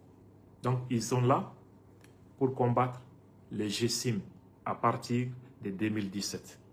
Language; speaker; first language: French; non-native, local second language; Bambara